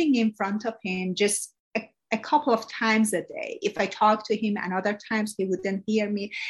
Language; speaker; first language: English; non-native, fluent; Persian